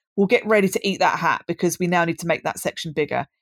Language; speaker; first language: English; native; English